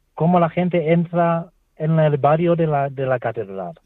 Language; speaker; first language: Spanish; non-native, learner; Swahili